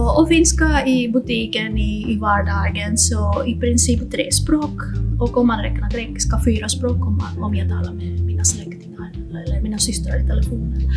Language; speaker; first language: Swedish; non-native, fluent; Greek